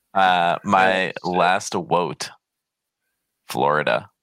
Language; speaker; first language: English; non-native, fluent; Polish